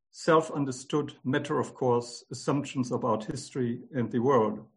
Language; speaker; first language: English; non-native, fluent; German